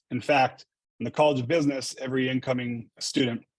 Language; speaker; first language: English; native; English